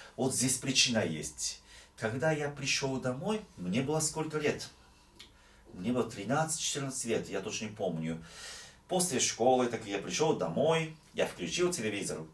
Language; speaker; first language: Russian; non-native, fluent; Japanese